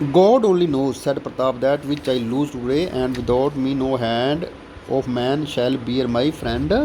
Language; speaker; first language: English; non-native, local second language; Punjabi